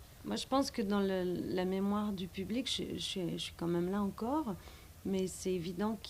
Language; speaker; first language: French; native; French